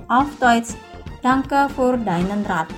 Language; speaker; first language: German; non-native, fluent; Indonesian